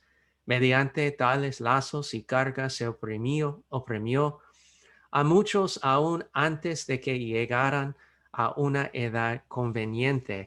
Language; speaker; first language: Spanish; non-native, fluent; English